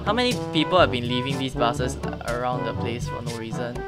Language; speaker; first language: English; non-native, local second language; Korean